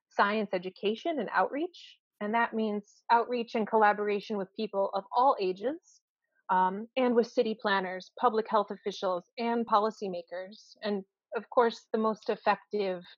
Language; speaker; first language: English; native; English